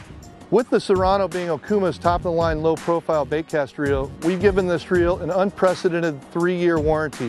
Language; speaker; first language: English; native; English